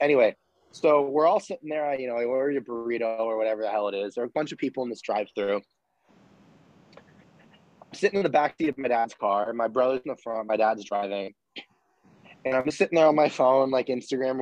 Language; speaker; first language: English; native; English